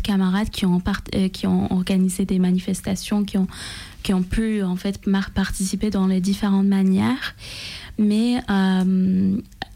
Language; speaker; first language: French; non-native, fluent; Persian